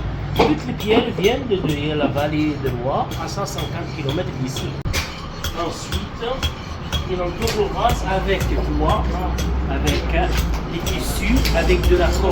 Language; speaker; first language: French; non-native, local second language; Arabic